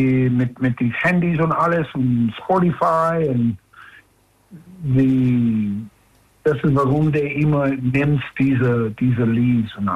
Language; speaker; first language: German; non-native, learner; English